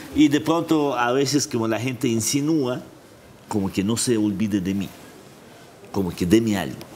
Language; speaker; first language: Spanish; non-native, fluent; Russian